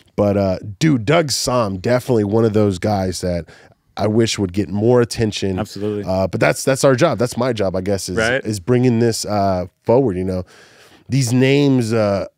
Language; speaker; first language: English; native; English